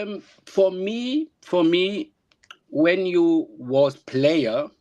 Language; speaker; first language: English; non-native, learner; German